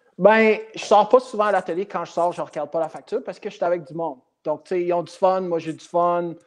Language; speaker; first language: French; non-native, local second language; English